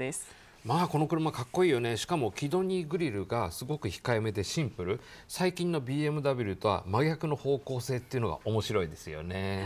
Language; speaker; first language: Japanese; native; Japanese